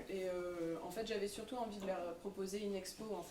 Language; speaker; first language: French; native; French